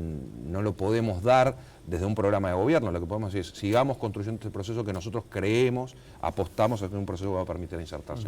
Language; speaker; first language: Spanish; native; Spanish